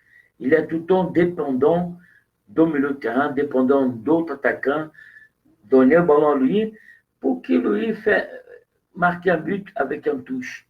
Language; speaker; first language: French; non-native, fluent; Portuguese